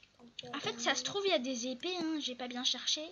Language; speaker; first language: French; native; French